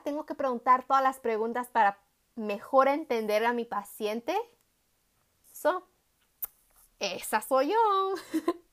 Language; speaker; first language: Spanish; early bilingual, heritage; Spanish